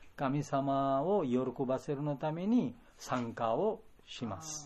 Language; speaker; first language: Japanese; non-native, fluent; Bangla